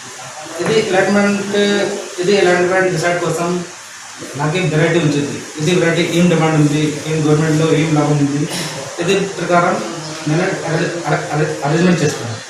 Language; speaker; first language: Telugu; non-native, learner; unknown